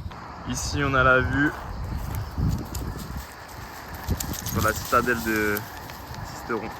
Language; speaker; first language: French; native; French